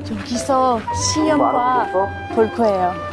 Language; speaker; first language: Korean; non-native, fluent; French